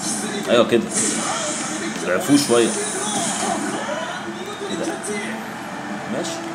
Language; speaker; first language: Arabic; native; Arabic